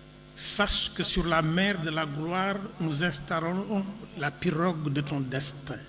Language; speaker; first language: French; non-native, local second language; Wolof